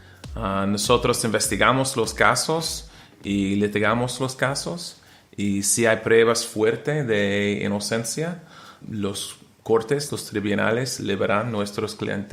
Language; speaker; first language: Spanish; non-native, learner; English